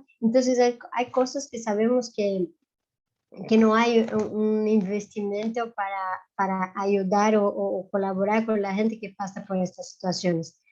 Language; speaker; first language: Spanish; non-native, fluent; Portuguese